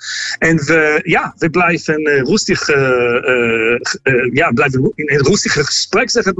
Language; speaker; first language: Dutch; non-native, fluent; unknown